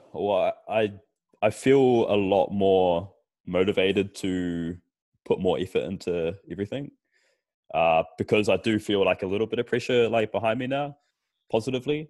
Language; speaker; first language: English; native; English